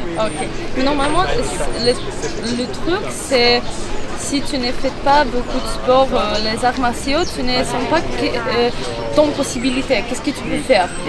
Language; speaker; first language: French; non-native, learner; Ukrainian